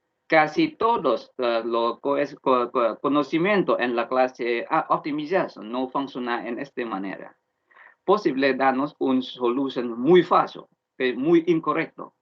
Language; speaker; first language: Spanish; non-native, learner; Vietnamese